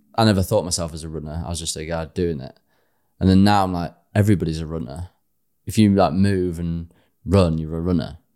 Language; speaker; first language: English; native; English